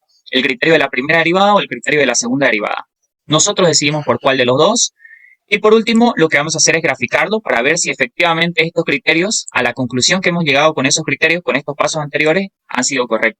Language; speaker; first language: Spanish; native; Spanish